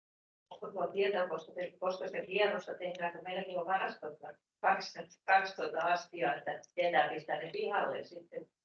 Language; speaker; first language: Finnish; native; Finnish